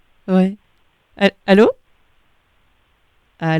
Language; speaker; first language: French; native; French